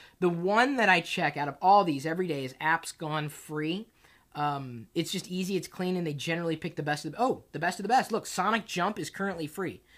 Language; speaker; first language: English; native; English